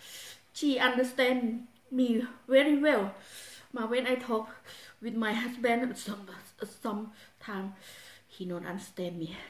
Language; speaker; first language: English; non-native, learner; Thai